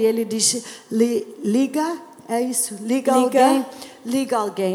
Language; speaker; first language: Portuguese; non-native, learner; English